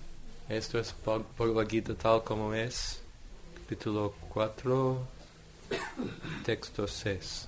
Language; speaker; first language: Spanish; non-native, fluent; English